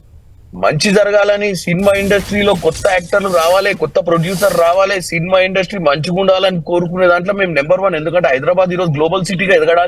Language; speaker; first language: Telugu; native; Telugu